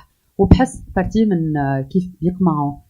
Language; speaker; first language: Arabic; native; Arabic